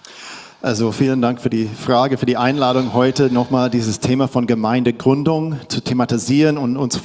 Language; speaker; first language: German; non-native, fluent; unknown